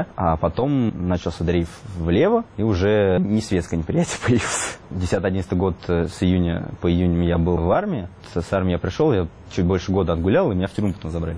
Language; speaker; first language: Russian; native; Russian